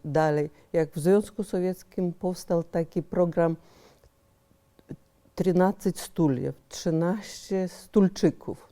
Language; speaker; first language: Polish; early bilingual, heritage; Polish